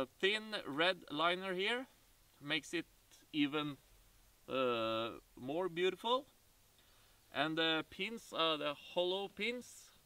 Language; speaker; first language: English; non-native, fluent; Norwegian